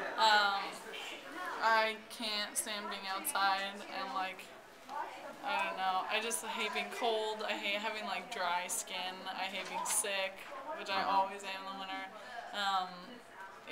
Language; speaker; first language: English; native; English